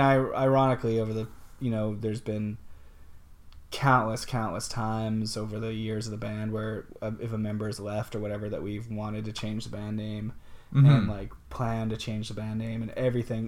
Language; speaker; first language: English; native; English